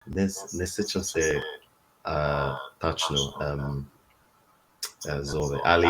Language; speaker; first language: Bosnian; non-native, learner; English